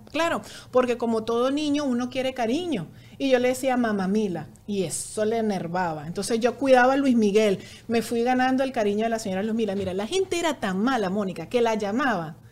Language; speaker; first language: Spanish; native; Spanish